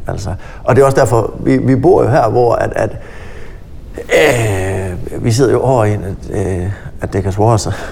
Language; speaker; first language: Danish; native; Danish